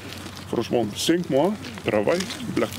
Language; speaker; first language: French; non-native, learner; Bulgarian